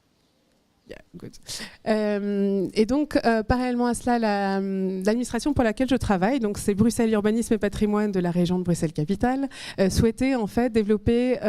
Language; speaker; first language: French; native; French